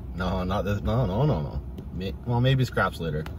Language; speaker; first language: English; native; English